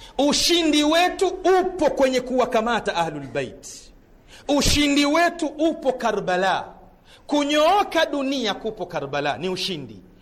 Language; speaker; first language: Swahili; native; Swahili